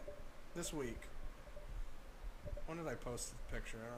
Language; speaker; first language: English; native; English